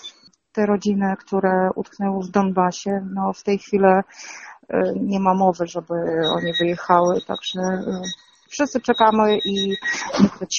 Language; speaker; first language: Polish; non-native, fluent; Russian